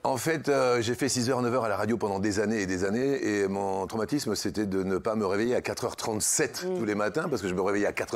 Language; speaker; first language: French; native; French